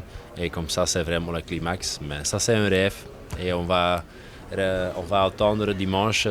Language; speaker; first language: French; non-native, learner; Dutch